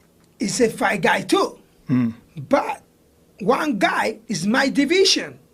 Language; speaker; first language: English; non-native, learner; Spanish